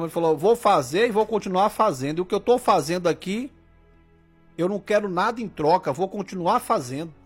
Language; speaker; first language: Portuguese; native; Portuguese